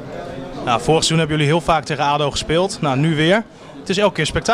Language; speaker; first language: Dutch; native; Dutch